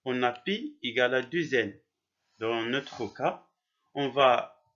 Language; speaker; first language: French; non-native, local second language; Arabic